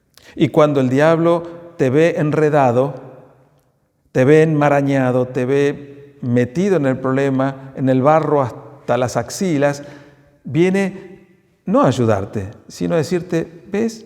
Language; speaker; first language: Spanish; native; Spanish